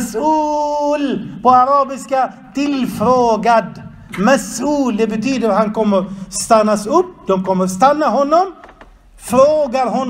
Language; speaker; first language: Swedish; non-native, fluent; Arabic